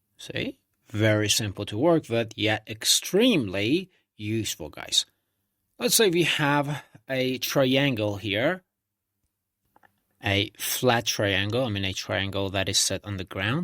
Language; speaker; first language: English; non-native, fluent; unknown